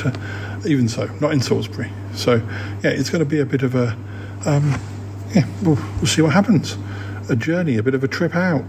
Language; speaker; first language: English; native; English